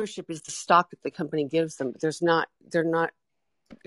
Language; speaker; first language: English; non-native, fluent; Portuguese